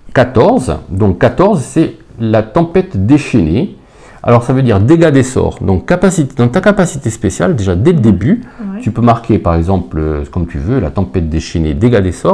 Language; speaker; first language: French; native; French